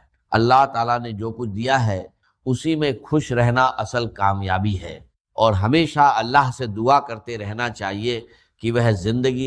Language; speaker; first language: Urdu; native; Urdu